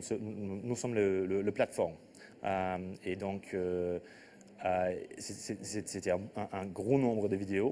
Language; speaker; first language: French; non-native, fluent; English